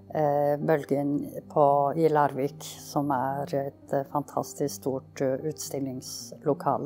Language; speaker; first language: Norwegian; early bilingual, heritage; Norwegian